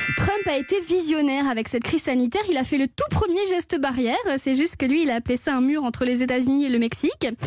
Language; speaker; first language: French; native; French